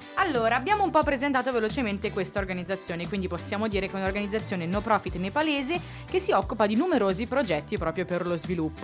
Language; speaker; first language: Italian; native; Italian